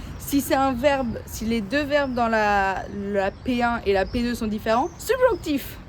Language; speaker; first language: French; native; French